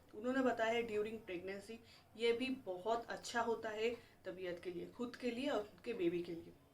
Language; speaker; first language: Hindi; non-native, local second language; Bangla